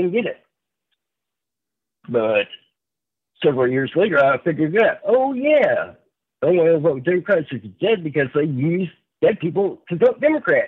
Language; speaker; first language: English; native; English